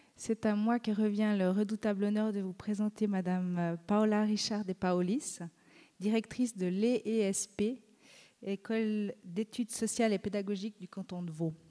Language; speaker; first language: French; native; French